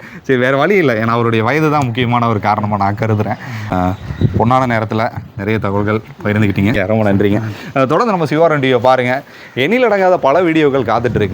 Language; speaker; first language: Tamil; native; Tamil